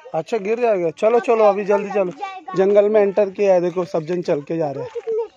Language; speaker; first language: Hindi; non-native, local second language; Marathi